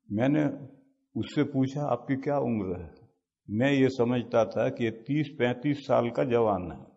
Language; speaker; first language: Urdu; non-native, local second language; Gujarati